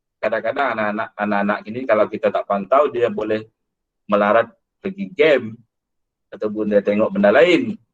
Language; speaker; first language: Malay; non-native, local second language; Iban